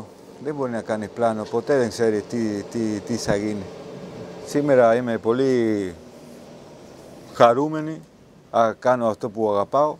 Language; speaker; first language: Greek; non-native, learner; Spanish